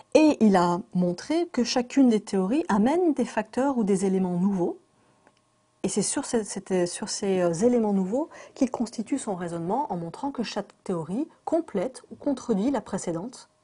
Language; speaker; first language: French; native; French